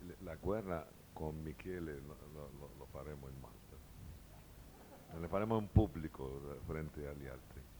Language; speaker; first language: Italian; non-native, learner; Portuguese